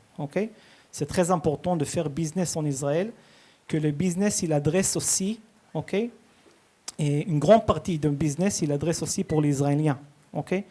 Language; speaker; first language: French; early bilingual, heritage; Hebrew